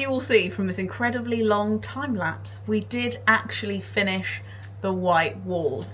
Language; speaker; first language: English; native; English